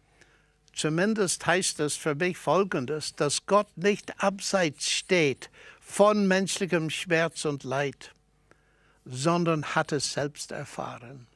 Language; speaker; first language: German; non-native, fluent; English